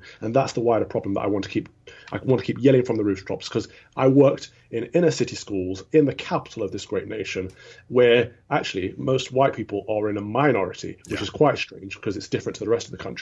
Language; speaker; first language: English; native; English